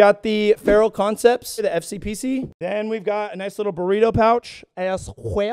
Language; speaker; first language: English; native; English